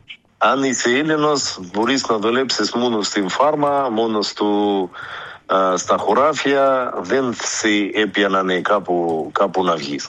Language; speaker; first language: Greek; early bilingual, heritage; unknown